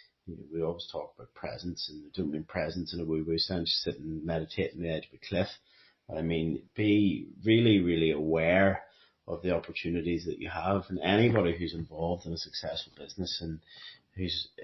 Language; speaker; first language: English; native; English